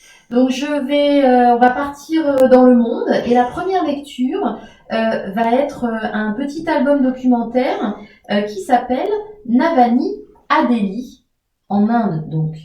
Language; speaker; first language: French; native; French